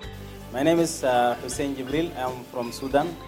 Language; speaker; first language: English; non-native, learner; Arabic